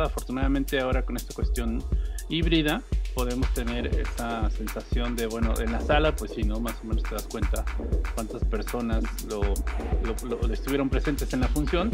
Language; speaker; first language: Spanish; native; Spanish